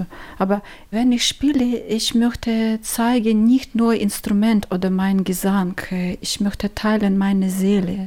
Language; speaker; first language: German; non-native, learner; Ukrainian